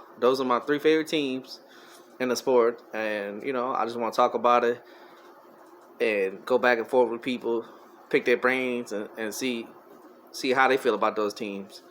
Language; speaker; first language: English; native; English